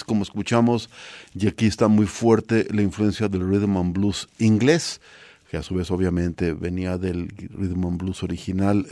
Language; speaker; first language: Spanish; native; Spanish